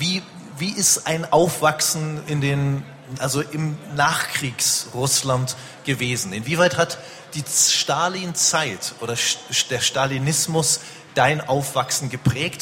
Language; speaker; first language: German; native; German